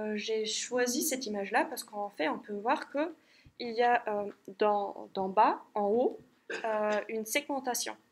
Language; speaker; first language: French; non-native, fluent; German